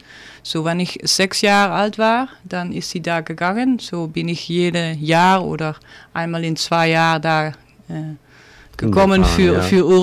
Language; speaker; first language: German; non-native, learner; Dutch